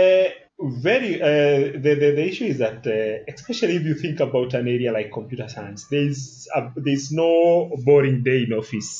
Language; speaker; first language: English; non-native, local second language; Kikuyu